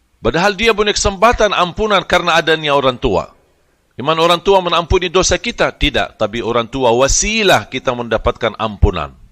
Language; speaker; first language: Malay; non-native, fluent; Arabic